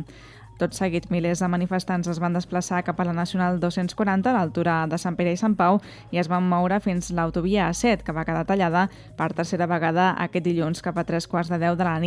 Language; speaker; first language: Catalan; native; Catalan